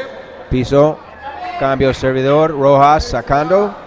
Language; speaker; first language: Spanish; non-native, learner; English